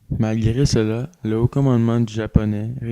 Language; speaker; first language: French; native; French